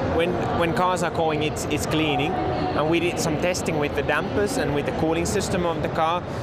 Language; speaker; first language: English; non-native, fluent; Finnish